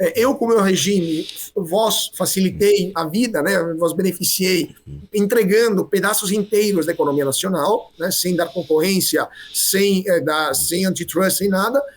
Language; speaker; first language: Portuguese; non-native, fluent; Italian